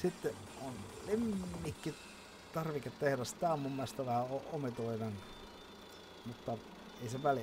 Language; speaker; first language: Finnish; native; Finnish